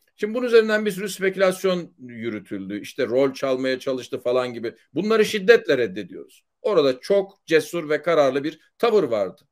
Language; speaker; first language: Turkish; native; Turkish